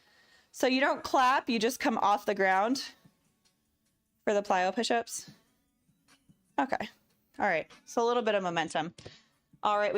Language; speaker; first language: English; native; English